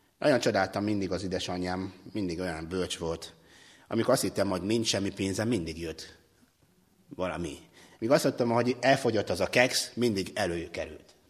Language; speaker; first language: Hungarian; non-native, fluent; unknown